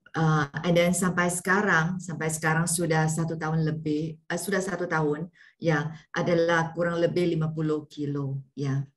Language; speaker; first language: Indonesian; non-native, learner; Malay